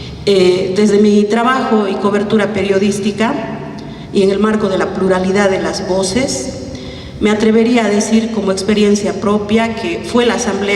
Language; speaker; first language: Spanish; native; Spanish